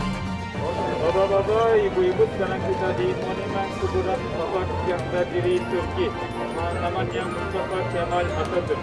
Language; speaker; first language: Indonesian; non-native, learner; Turkish